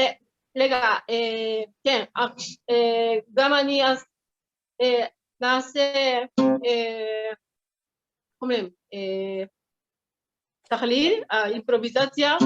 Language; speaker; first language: Hebrew; non-native, learner; Japanese